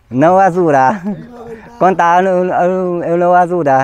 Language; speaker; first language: Portuguese; non-native, learner; Vietnamese